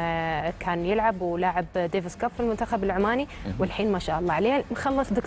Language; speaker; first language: Arabic; native; Arabic